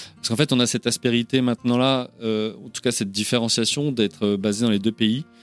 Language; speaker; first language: French; native; French